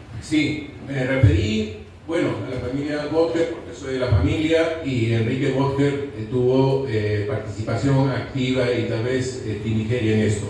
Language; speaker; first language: Spanish; native; Spanish